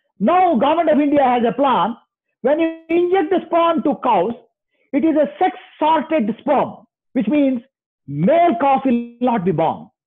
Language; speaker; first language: English; non-native, local second language; Kannada